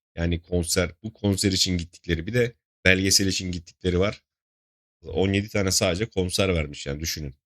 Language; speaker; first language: Turkish; native; Turkish